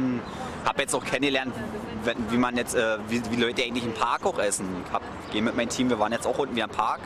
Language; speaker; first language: German; native; German